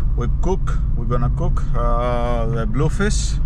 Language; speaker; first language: English; non-native, learner; Greek